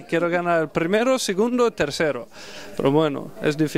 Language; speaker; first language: Spanish; non-native, fluent; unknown